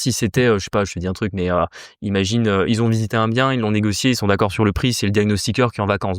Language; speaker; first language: French; native; French